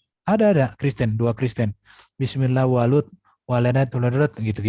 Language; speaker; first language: Indonesian; native; Indonesian